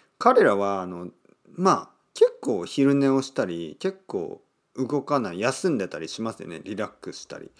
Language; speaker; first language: Japanese; native; Japanese